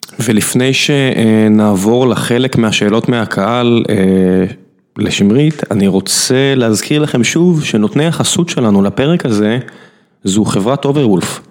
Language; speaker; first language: Hebrew; native; Hebrew